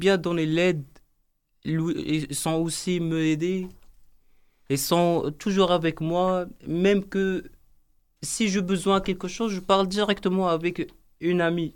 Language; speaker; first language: French; non-native, learner; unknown